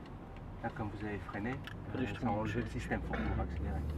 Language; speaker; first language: French; native; French